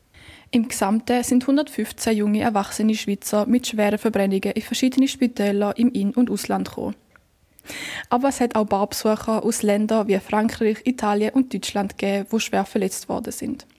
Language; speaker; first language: German; native; German